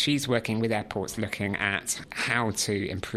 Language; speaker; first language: English; native; English